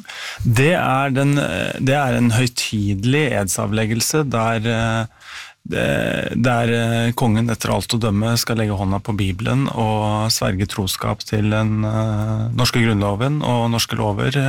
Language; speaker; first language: Norwegian; native; Norwegian